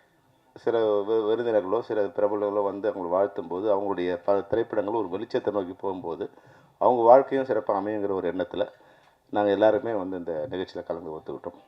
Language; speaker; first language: Tamil; native; Tamil